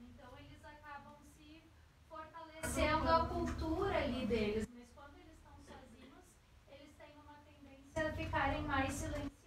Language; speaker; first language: Portuguese; native; Portuguese